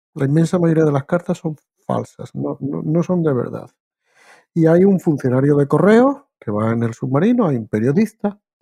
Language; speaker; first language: Spanish; native; Spanish